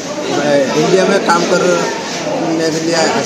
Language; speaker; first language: Hindi; non-native, learner; Rohingya